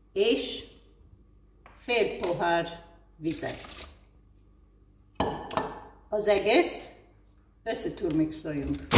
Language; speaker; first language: Hungarian; early bilingual, heritage; Hungarian